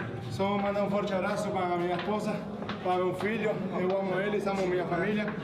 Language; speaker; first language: Portuguese; non-native, fluent; Spanish